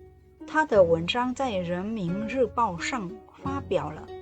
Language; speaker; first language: Chinese; non-native, fluent; Indonesian